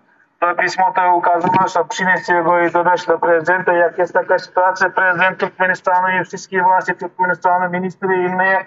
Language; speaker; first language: Polish; non-native, learner; Turkmen